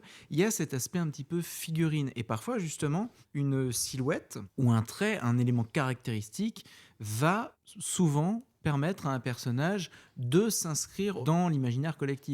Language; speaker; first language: French; native; French